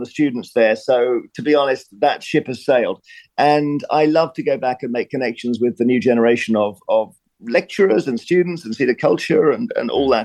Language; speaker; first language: English; native; English